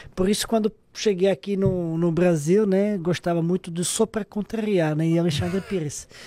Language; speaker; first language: Portuguese; non-native, fluent; Serbian